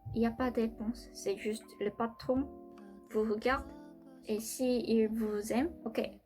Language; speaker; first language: French; non-native, learner; Korean